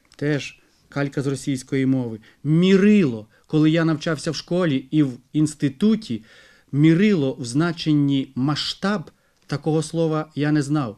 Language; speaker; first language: Ukrainian; native; Ukrainian